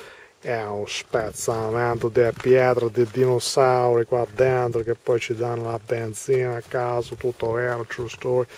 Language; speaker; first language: Italian; early bilingual, other home language; Albanian